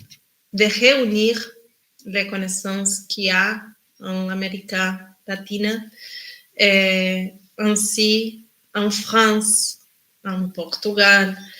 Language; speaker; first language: French; non-native, learner; Spanish